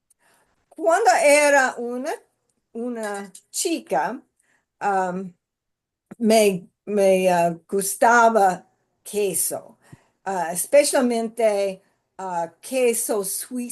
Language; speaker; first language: Spanish; non-native, learner; English